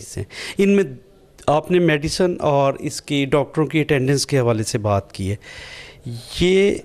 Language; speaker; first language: Urdu; non-native, local second language; Punjabi